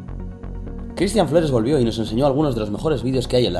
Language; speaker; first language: Spanish; native; Spanish